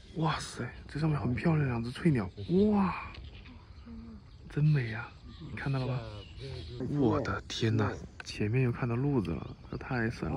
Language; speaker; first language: Chinese; native; Chinese